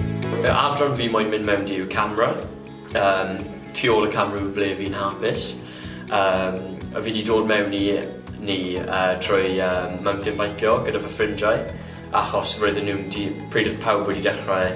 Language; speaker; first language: Welsh; non-native, local second language; English